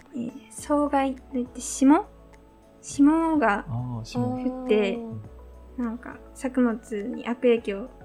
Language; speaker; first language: Japanese; native; Japanese